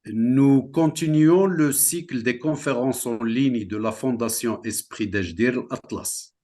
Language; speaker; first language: French; non-native, local second language; Central Atlas Tamazight